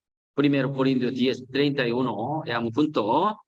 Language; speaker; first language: Spanish; non-native, learner; Korean